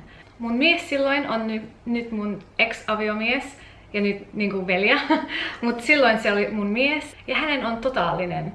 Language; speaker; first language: Finnish; non-native, learner; English